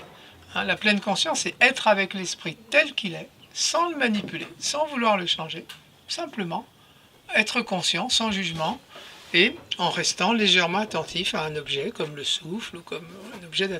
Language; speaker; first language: French; native; French